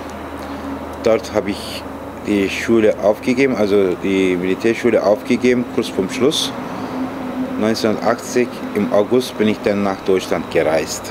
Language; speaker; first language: German; non-native, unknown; Turkish